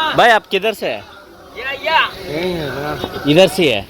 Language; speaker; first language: Hindi; non-native, local second language; Kannada